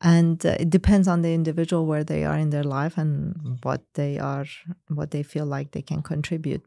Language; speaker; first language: English; non-native, fluent; Persian